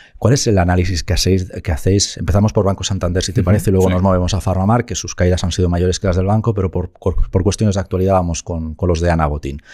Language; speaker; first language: Spanish; native; Spanish